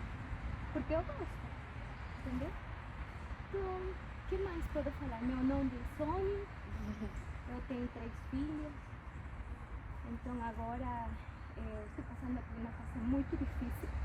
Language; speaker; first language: Portuguese; non-native, fluent; Spanish